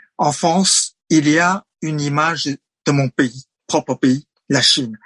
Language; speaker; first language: French; non-native, fluent; Chinese